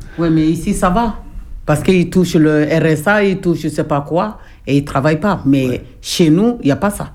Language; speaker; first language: French; non-native, local second language; Jola-Fonyi